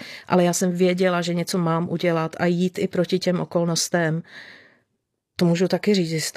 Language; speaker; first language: Czech; native; Czech